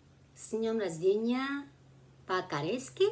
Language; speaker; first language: Russian; non-native, learner; Korean